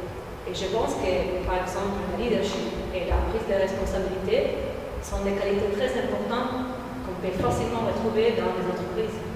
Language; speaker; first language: French; non-native, fluent; Italian